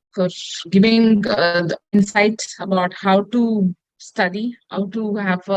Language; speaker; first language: English; non-native, local second language; Kannada